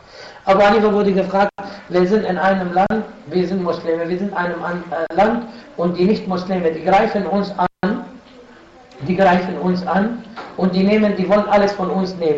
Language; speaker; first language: German; non-native, fluent; Arabic